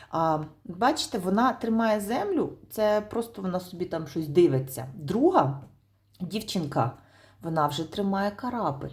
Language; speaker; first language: Ukrainian; non-native, local second language; Russian